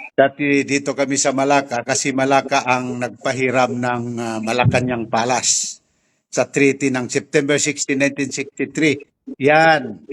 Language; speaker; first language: Filipino; non-native, local second language; Tausug